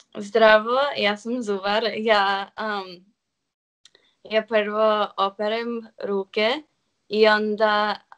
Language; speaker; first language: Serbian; early bilingual, heritage; Serbian